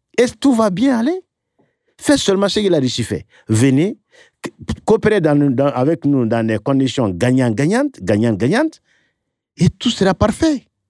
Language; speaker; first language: French; non-native, local second language; Bambara